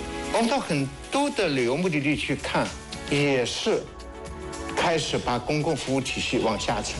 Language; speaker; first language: Chinese; native; Chinese